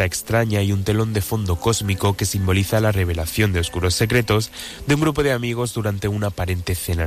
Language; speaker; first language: Spanish; native; Spanish